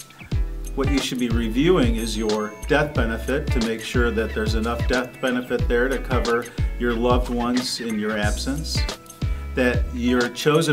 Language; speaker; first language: English; native; English